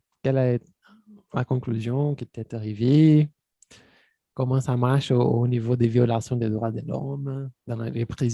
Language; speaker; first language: French; non-native, fluent; Portuguese